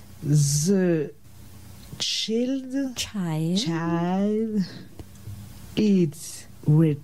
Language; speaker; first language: English; non-native, learner; French